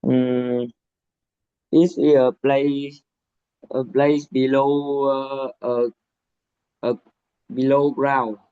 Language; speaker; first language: English; non-native, learner; Vietnamese